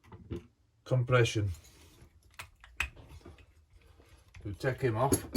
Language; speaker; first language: English; native; English